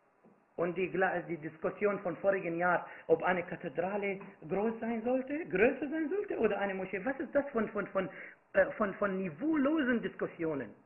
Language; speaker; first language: German; non-native, fluent; Arabic